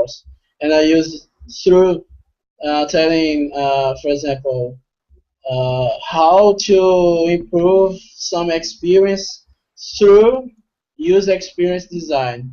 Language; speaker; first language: English; non-native, fluent; Portuguese